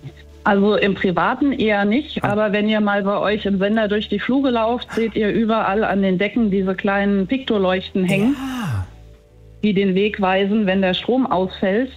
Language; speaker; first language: German; native; German